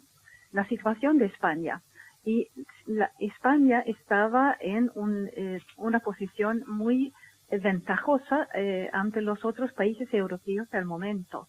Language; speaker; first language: Spanish; non-native, fluent; Swedish